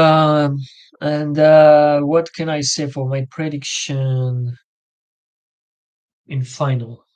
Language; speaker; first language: English; non-native, learner; French